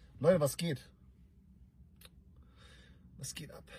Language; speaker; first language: German; native; German